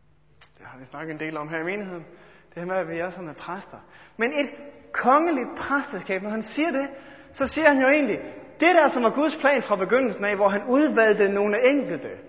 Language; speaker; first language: Danish; native; Danish